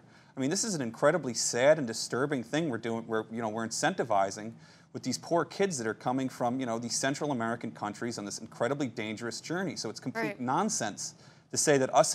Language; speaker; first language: English; native; English